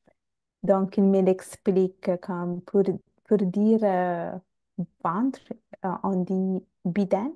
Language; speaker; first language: French; non-native, fluent; Bangla